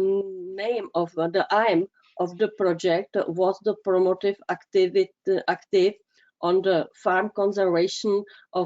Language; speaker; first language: English; non-native, fluent; Czech